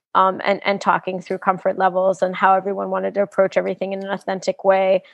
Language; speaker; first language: English; native; English